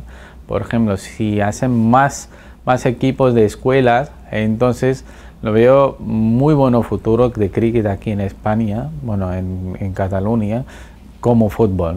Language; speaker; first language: Spanish; non-native, learner; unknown